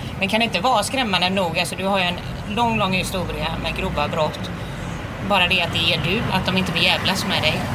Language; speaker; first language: Swedish; native; Swedish